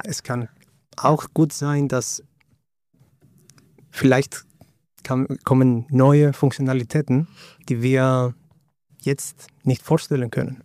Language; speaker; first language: German; non-native, fluent; Greek